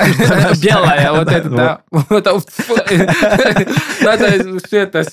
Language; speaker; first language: Russian; non-native, learner; English